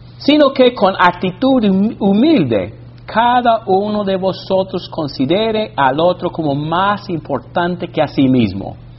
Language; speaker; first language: Spanish; non-native, fluent; English